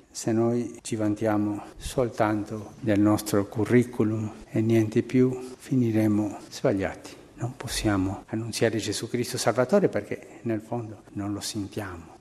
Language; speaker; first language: Italian; non-native, fluent; Spanish